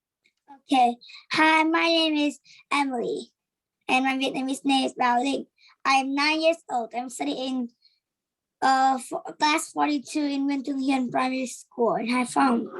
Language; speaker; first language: English; non-native, learner; Vietnamese